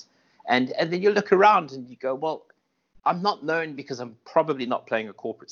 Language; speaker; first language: English; native; English